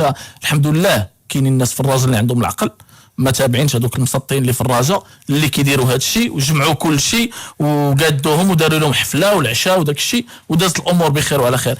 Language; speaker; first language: Arabic; native; Arabic